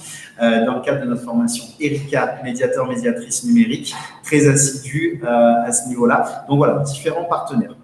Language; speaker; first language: French; native; French